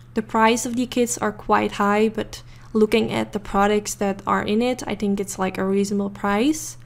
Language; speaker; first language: English; non-native, fluent; Dutch